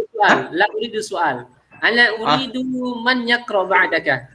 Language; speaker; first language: Arabic; non-native, fluent; Indonesian